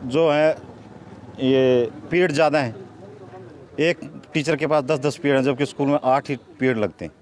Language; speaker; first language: Hindi; native; Hindi